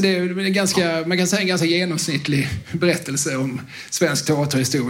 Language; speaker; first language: Swedish; native; Swedish